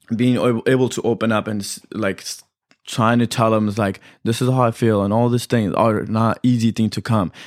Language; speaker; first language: English; early bilingual, other home language; Amharic